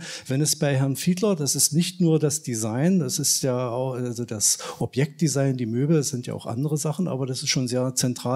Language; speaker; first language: German; native; German